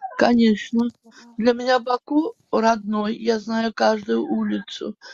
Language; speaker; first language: Russian; native; Russian